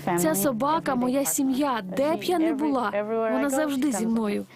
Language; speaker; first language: Ukrainian; non-native, fluent; Portuguese